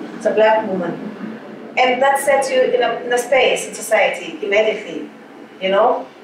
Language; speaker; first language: English; non-native, fluent; Portuguese